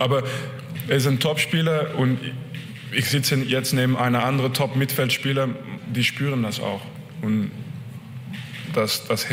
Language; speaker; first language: German; non-native, fluent; French